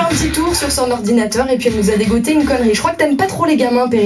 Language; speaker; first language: French; native; French